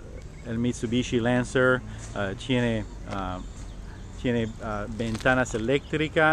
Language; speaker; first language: Spanish; non-native, learner; French